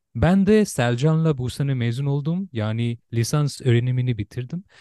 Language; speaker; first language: Turkish; non-native, fluent; Bangla